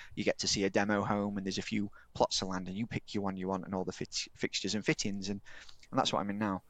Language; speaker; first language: English; native; English